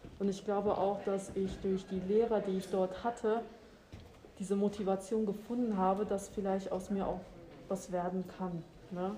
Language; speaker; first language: German; early bilingual, other home language; Albanian